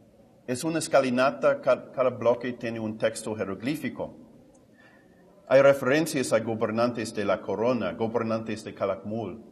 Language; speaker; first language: Spanish; non-native, fluent; English